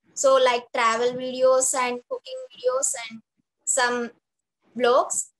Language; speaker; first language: English; non-native, local second language; Telugu